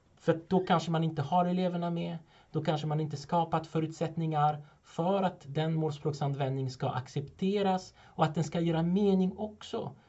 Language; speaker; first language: Swedish; non-native, fluent; French